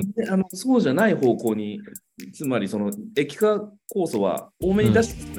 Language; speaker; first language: Japanese; native; Japanese